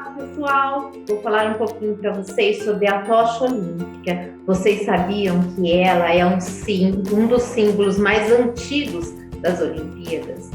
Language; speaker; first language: Portuguese; native; Portuguese